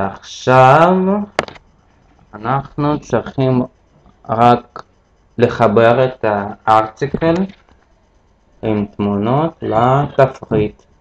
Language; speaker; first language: Hebrew; non-native, fluent; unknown